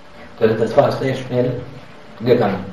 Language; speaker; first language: German; non-native, fluent; Arabic